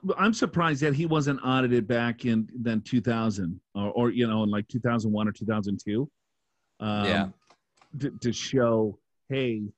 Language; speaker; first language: English; native; English